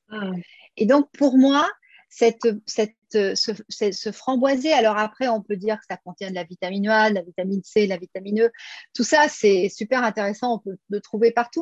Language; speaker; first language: French; native; French